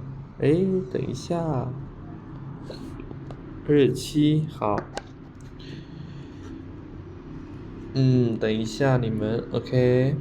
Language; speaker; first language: Chinese; non-native, fluent; Khmer